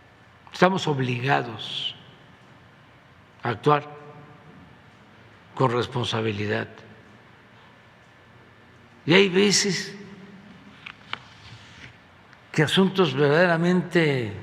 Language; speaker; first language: Spanish; native; Spanish